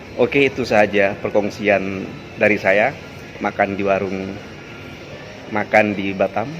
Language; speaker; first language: Indonesian; non-native, local second language; Madurese